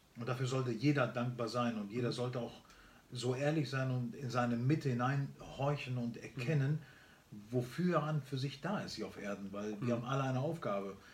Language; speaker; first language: German; early bilingual, other home language; Spanish